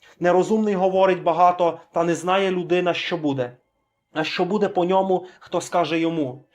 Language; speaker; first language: Ukrainian; native; Ukrainian